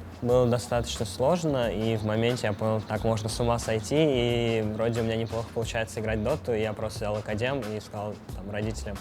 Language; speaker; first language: Russian; native; Russian